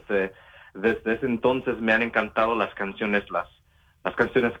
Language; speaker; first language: Spanish; early bilingual, heritage; Spanish